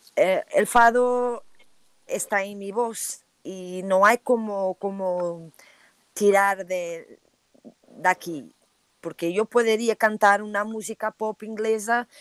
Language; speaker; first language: Spanish; non-native, learner; Portuguese